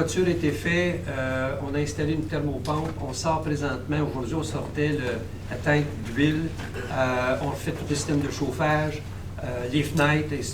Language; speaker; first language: French; native; French